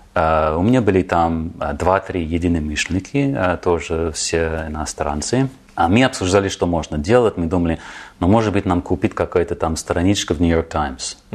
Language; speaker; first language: Russian; non-native, fluent; English